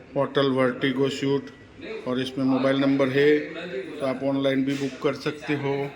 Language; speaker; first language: Hindi; non-native, local second language; Gujarati